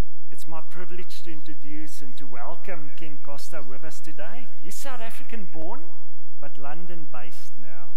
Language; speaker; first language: English; non-native, local second language; Afrikaans